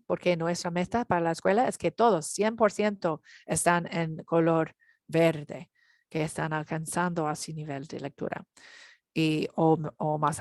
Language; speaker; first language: Spanish; non-native, learner; English